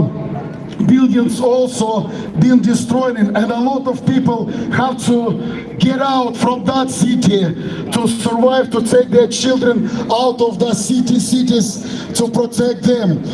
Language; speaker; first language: English; non-native, fluent; Ukrainian